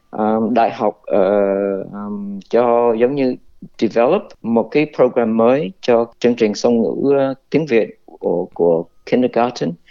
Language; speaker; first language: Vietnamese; early bilingual, heritage; Vietnamese